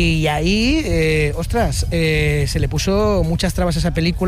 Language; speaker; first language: Spanish; native; Spanish